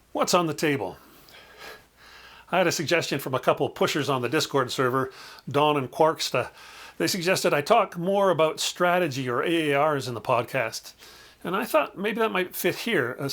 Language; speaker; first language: English; native; English